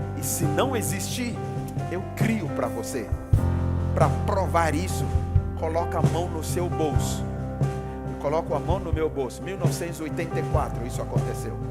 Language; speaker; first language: Portuguese; non-native, fluent; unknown